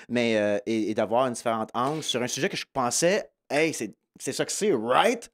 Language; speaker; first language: French; native; French